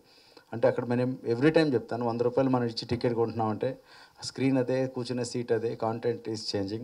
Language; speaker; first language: Telugu; native; Telugu